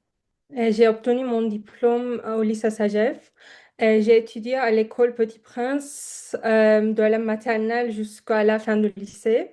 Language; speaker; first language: French; non-native, fluent; Turkish